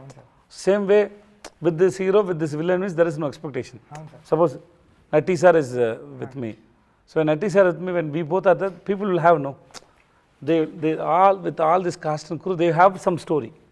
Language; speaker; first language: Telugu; non-native, learner; Tamil